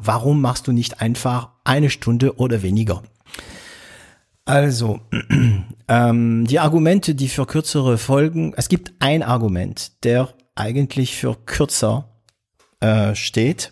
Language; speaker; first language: German; non-native, fluent; French